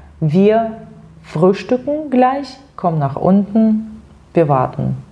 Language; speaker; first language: German; non-native, fluent; Russian